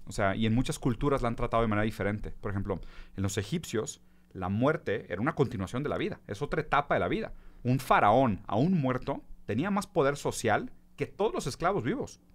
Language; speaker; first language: Spanish; early bilingual, other home language; Portuguese